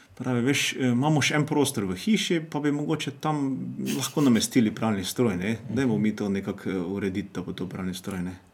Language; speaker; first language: Slovenian; native; Slovenian